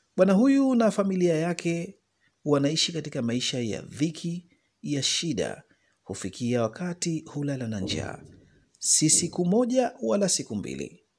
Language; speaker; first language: Swahili; native; Swahili